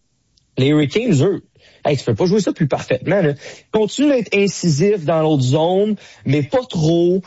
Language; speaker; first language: French; native; French